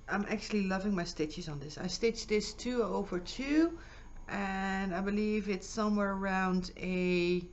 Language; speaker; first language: English; non-native, fluent; Dutch